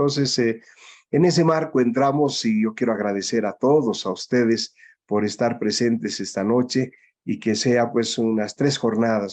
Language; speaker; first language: Spanish; native; Spanish